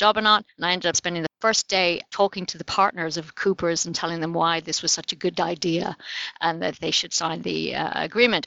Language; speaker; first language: English; native; English